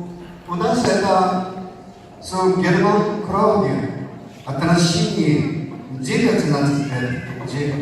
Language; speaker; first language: Russian; non-native, learner; Japanese